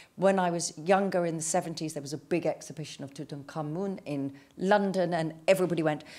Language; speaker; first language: English; native; English